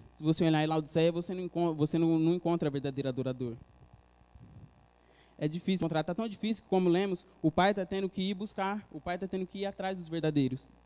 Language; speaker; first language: Portuguese; native; Portuguese